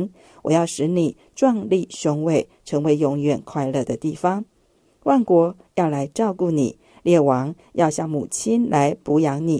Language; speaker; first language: Chinese; native; Chinese